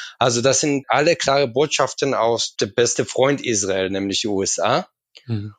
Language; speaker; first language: German; non-native, fluent; Hebrew